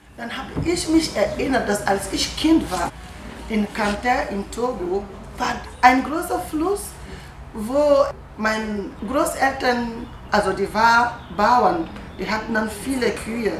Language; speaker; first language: German; non-native, fluent; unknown